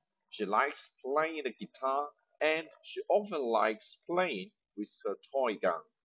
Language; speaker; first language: English; non-native, fluent; Chinese